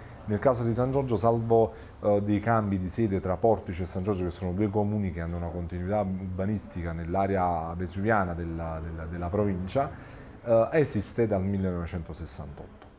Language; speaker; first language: Italian; native; Italian